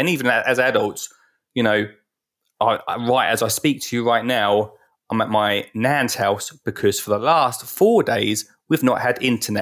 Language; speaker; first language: English; native; English